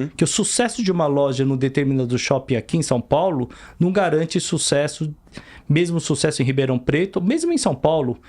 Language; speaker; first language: Portuguese; early bilingual, other home language; Korean